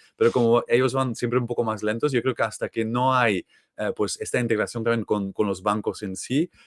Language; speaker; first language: Spanish; non-native, fluent; Dutch